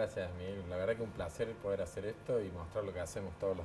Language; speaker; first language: Spanish; native; Spanish